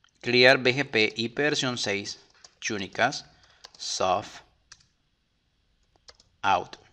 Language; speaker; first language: Spanish; native; Spanish